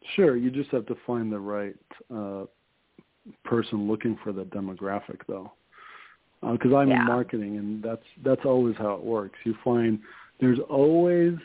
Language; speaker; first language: English; native; English